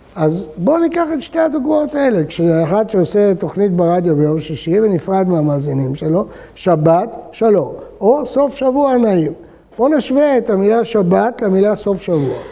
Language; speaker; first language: Hebrew; early bilingual, other home language; Arabic